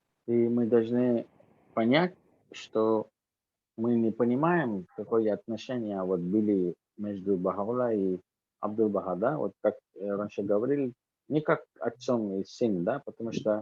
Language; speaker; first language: Russian; non-native, learner; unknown